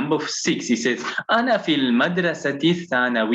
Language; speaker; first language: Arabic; non-native, fluent; English